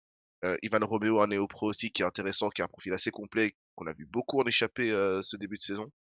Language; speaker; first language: French; native; French